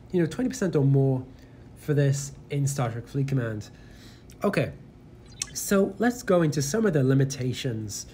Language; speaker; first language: English; native; English